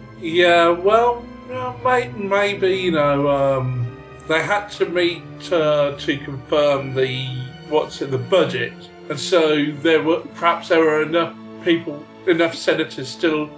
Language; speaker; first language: English; native; English